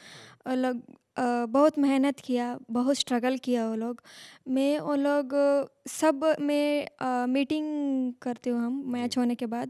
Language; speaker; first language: Hindi; non-native, local second language; Kannada